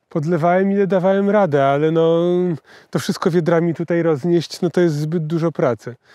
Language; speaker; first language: Polish; native; Polish